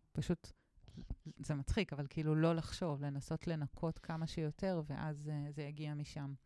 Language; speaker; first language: Hebrew; native; Hebrew